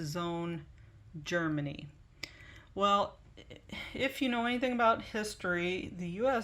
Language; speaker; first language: English; native; English